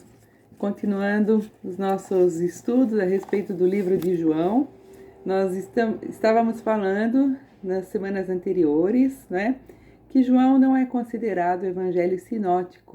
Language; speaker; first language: Portuguese; native; Portuguese